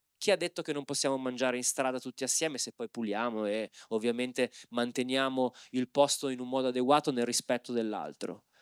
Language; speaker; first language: Italian; native; Italian